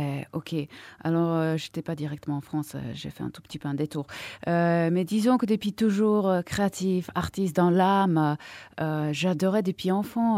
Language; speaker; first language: French; non-native, fluent; Czech